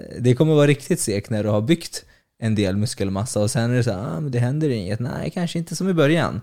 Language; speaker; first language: Swedish; early bilingual, other home language; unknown